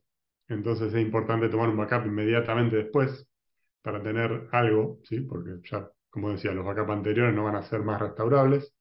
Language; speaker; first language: Spanish; native; Spanish